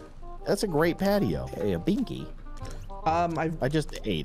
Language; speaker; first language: English; native; English